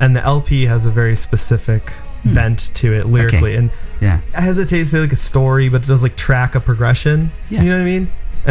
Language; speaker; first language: English; early bilingual, other home language; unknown